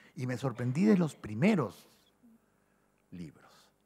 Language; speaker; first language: Spanish; native; Spanish